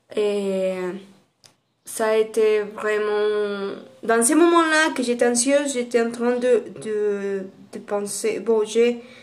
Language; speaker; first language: French; non-native, learner; Spanish